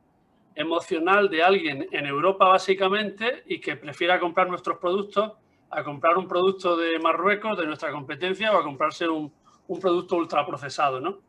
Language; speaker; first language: Spanish; native; Spanish